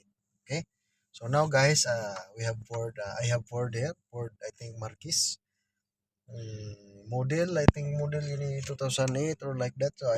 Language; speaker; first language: English; non-native, local second language; Filipino